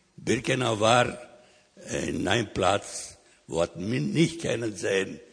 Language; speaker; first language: German; non-native, learner; Ladino